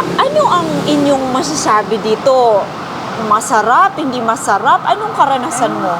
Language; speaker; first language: Filipino; native; Filipino